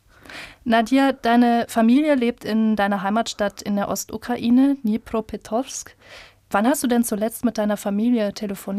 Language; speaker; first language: German; native; German